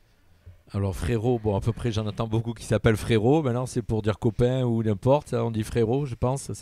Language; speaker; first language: French; native; French